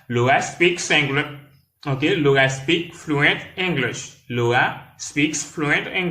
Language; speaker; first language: English; non-native, learner; Haitian Creole